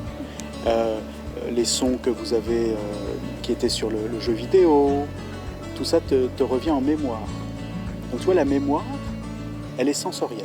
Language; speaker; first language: French; native; French